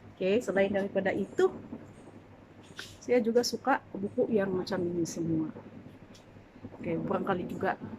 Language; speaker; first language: Malay; non-native, local second language; Central Dusun